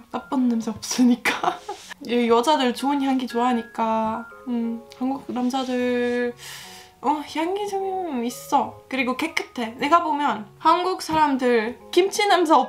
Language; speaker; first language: Korean; non-native, fluent; Estonian